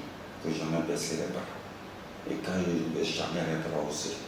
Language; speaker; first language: French; non-native, local second language; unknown